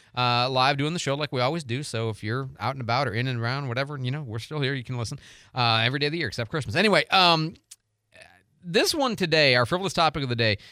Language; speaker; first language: English; native; English